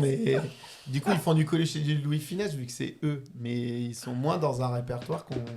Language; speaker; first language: French; native; French